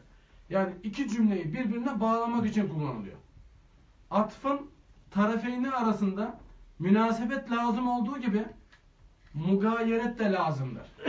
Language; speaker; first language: Turkish; native; Turkish